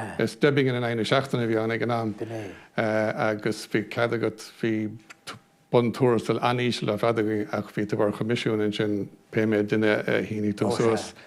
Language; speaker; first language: Irish; non-native, local second language; English